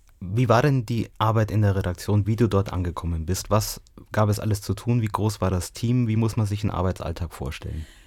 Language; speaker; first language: German; native; German